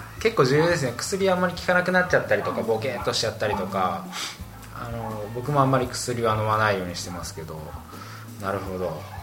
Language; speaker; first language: Japanese; native; Japanese